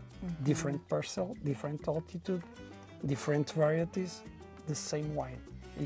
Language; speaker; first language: English; non-native, learner; Portuguese